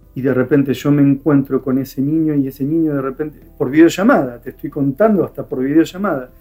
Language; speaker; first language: Spanish; native; Spanish